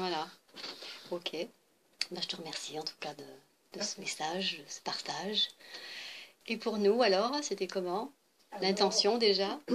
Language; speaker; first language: French; native; French